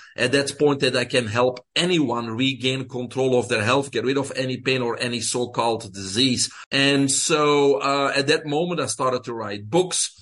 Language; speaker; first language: English; non-native, fluent; Dutch